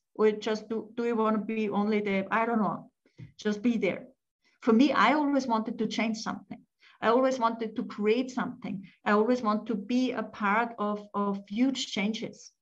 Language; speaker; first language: English; non-native, fluent; German